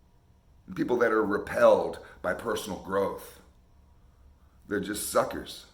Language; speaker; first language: English; native; English